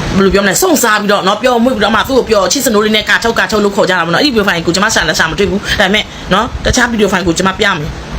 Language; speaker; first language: Burmese; non-native, local second language; S'gaw Karen